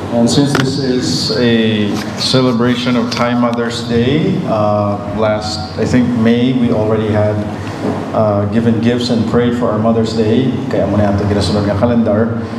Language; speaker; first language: English; non-native, local second language; Filipino